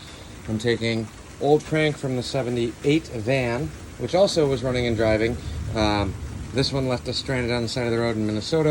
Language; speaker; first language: English; native; English